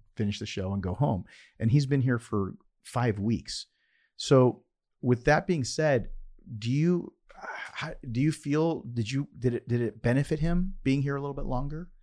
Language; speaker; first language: English; early bilingual, other home language; Persian